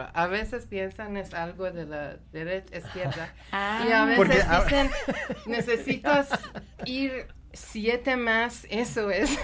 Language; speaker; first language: Spanish; non-native, learner; Persian